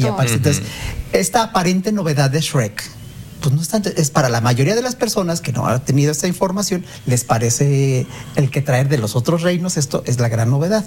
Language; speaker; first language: Spanish; native; Spanish